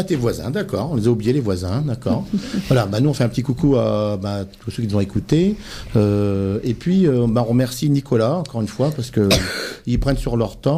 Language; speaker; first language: French; native; French